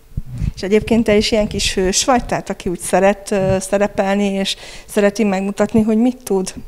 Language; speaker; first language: Hungarian; native; Hungarian